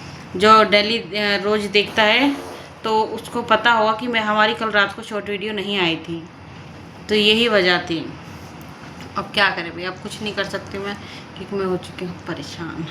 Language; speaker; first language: Hindi; native; Hindi